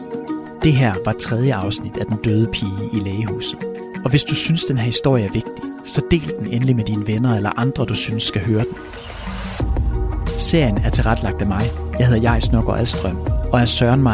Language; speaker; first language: Danish; native; Danish